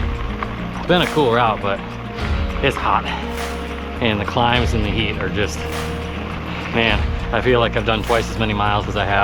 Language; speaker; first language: English; native; English